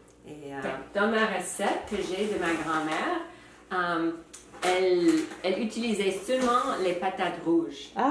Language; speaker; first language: French; non-native, fluent; English